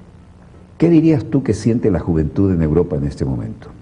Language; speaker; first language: Spanish; native; Spanish